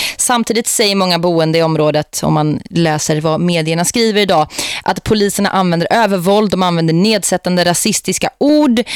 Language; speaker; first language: Swedish; native; Swedish